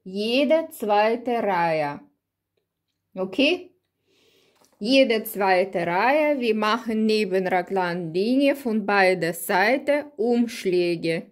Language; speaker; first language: German; non-native, learner; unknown